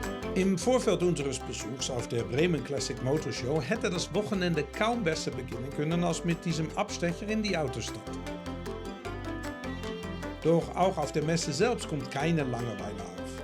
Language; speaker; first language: German; native; German